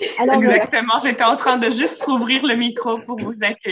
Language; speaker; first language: French; native; French